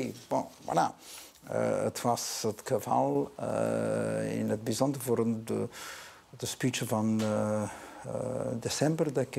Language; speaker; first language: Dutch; non-native, local second language; French